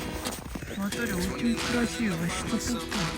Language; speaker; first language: Russian; non-native, learner; Japanese